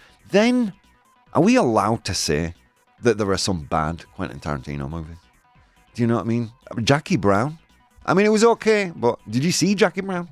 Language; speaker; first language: English; native; English